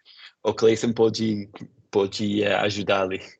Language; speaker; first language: Portuguese; non-native, fluent; English